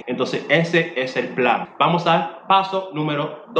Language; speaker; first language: Spanish; non-native, fluent; English